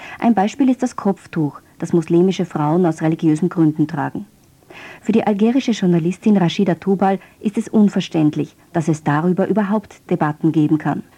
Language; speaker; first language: German; native; German